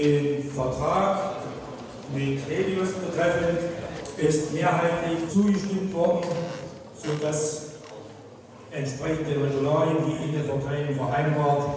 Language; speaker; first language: German; native; German